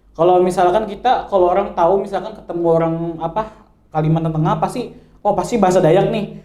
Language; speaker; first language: Indonesian; native; Indonesian